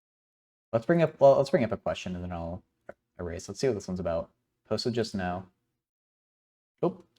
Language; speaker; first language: English; native; English